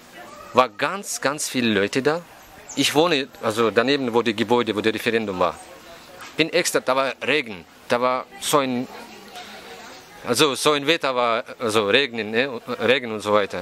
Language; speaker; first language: German; non-native, fluent; Russian